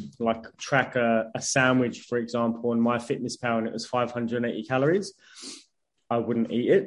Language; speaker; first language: English; native; English